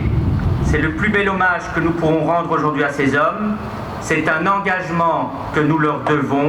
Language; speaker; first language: French; native; French